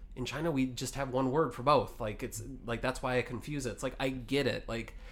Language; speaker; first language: English; native; English